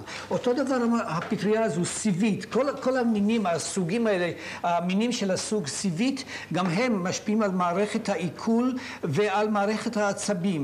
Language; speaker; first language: Hebrew; native; Hebrew